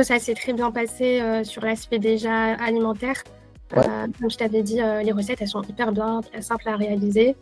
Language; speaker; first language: French; native; French